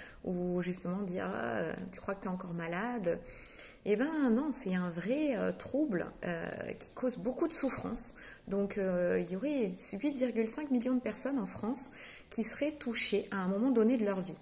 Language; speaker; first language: French; native; French